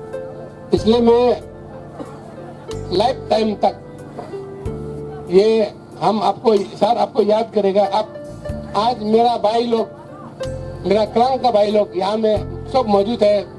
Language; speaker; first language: Hindi; non-native, local second language; Nyishi